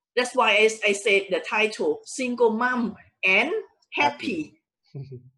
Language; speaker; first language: English; non-native, fluent; Thai